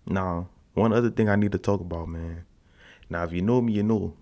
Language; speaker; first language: English; native; English